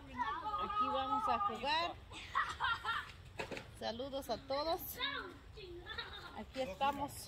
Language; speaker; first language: Spanish; native; Spanish